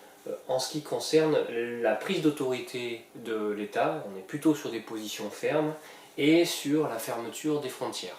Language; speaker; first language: French; native; French